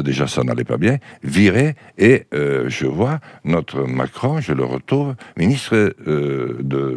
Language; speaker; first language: French; native; French